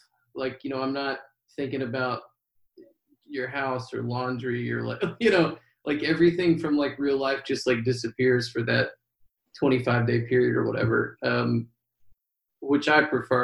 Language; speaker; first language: English; native; English